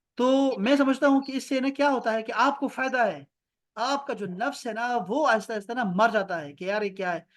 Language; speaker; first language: Urdu; non-native, local second language; Pashto